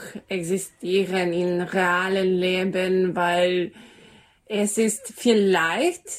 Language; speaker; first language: German; non-native, learner; Serbian